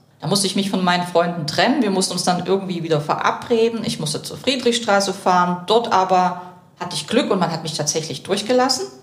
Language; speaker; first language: German; early bilingual, other home language; Russian